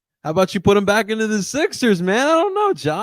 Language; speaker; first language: English; native; English